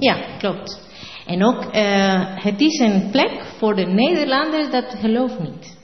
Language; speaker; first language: Dutch; non-native, learner; Spanish